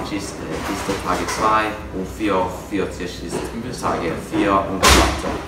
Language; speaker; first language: German; non-native, learner; Swedish